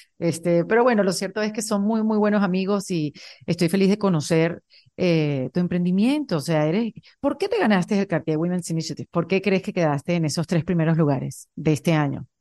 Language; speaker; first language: Spanish; native; Spanish